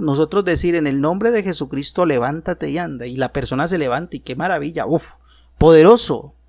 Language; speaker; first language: Spanish; native; Spanish